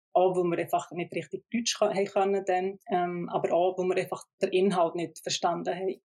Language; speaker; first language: German; early bilingual, other home language; Albanian